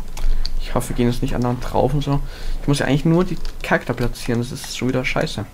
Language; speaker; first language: German; native; German